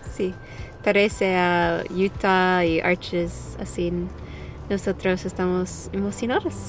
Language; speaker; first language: Spanish; non-native, learner; English